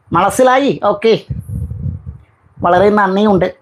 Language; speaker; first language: Malayalam; non-native, learner; Bangla